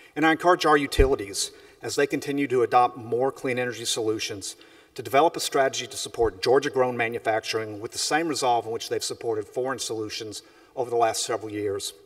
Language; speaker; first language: English; native; English